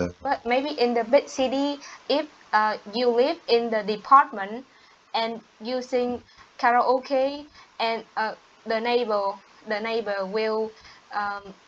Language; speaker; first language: English; non-native, learner; Vietnamese